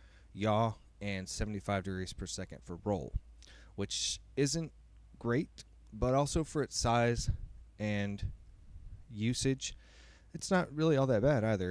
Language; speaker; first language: English; native; English